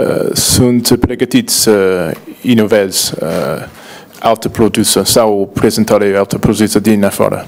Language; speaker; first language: Romanian; non-native, learner; English